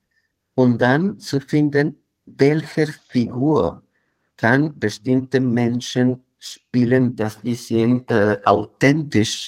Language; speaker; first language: German; non-native, fluent; Spanish